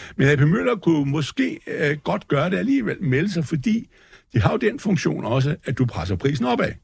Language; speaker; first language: Danish; native; Danish